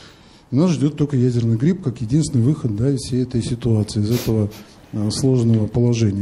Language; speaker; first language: Russian; native; Russian